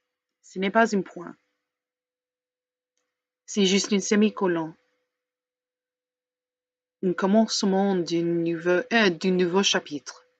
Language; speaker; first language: French; non-native, learner; English